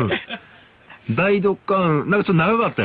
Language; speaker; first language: Japanese; native; Japanese